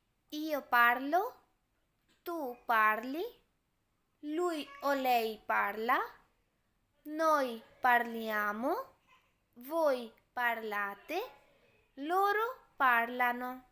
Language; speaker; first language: Italian; non-native, learner; Urdu